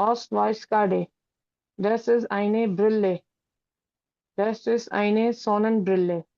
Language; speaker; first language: German; non-native, learner; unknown